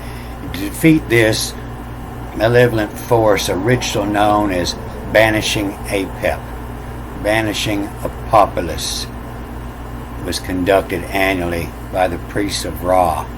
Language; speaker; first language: English; native; English